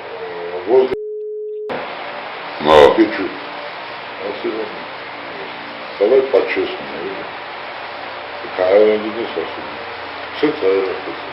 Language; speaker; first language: Russian; non-native, fluent; Armenian